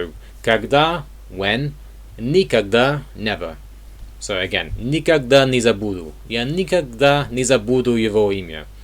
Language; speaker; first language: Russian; non-native, learner; English